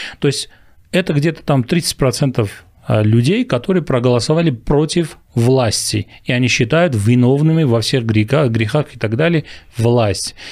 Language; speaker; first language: Russian; non-native, local second language; Armenian